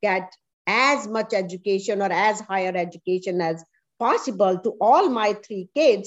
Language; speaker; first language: English; non-native, local second language; Punjabi